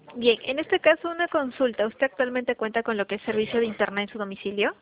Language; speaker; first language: Spanish; native; Spanish